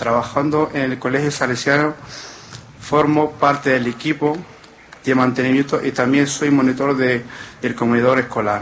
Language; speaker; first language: Spanish; non-native, fluent; Arabic